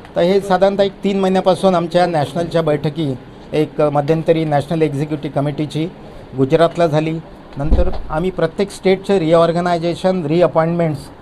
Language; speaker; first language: Marathi; non-native, local second language; Lambadi